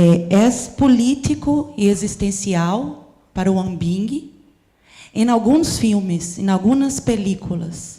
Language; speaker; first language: Portuguese; non-native, learner; Spanish